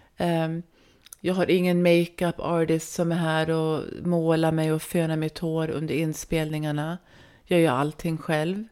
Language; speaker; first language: Swedish; native; Swedish